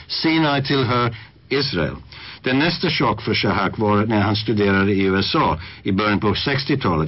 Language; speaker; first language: Swedish; non-native, fluent; English